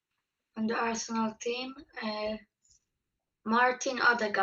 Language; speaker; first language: English; non-native, fluent; Polish